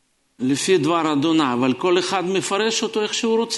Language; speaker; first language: Hebrew; non-native, fluent; Russian